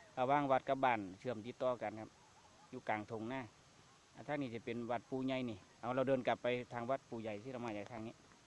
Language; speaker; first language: Thai; native; Thai